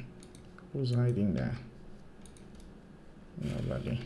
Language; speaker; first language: English; non-native, fluent; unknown